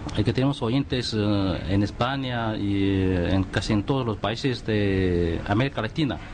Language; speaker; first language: Spanish; non-native, fluent; Chinese